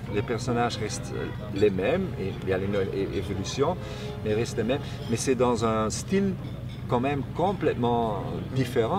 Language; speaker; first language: French; non-native, local second language; Dutch